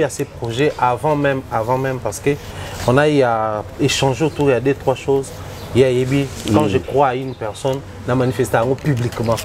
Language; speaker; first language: French; non-native, local second language; Lingala